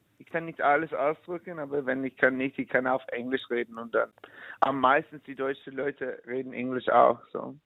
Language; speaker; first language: German; non-native, learner; English